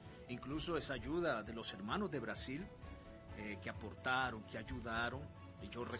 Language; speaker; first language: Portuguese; non-native, learner; Spanish